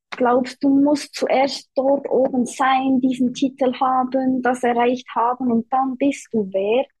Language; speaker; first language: German; native; German